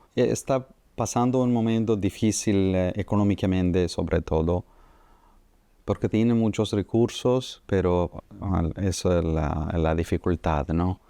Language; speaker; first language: Spanish; non-native, fluent; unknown